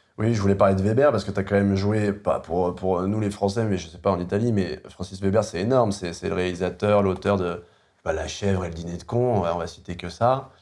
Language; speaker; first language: French; native; French